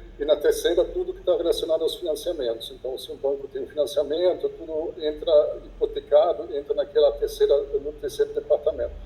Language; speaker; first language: Portuguese; non-native, fluent; German